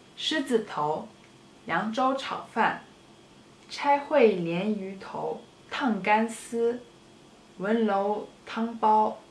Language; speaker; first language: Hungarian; early bilingual, other home language; Chinese